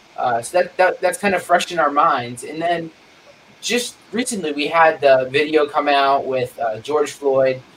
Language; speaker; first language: English; native; English